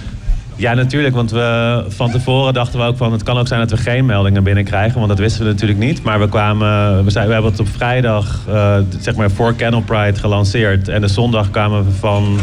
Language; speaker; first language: Dutch; native; Dutch